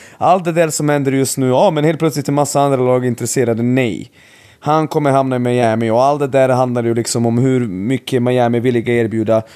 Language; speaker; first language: Swedish; native; Swedish